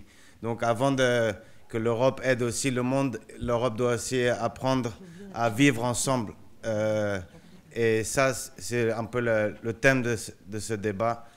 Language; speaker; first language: French; non-native, fluent; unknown